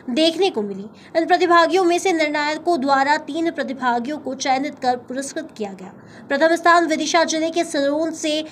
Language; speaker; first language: Hindi; native; Hindi